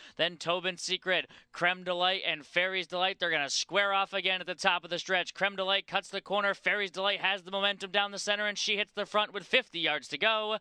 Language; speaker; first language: English; native; English